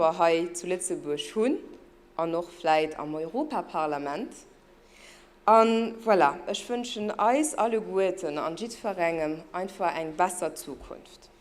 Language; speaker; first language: Luxembourgish; non-native, fluent; Portuguese